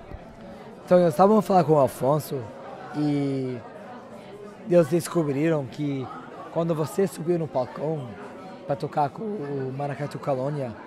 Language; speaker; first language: Portuguese; non-native, fluent; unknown